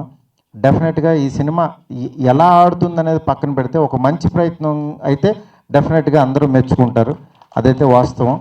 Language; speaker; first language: Telugu; native; Telugu